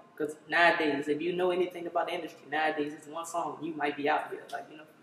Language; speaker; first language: English; native; English